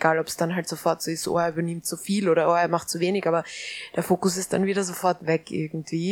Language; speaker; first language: German; native; German